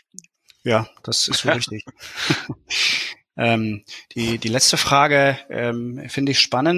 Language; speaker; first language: German; native; German